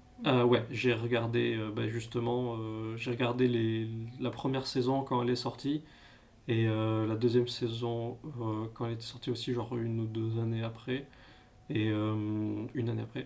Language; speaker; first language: French; native; French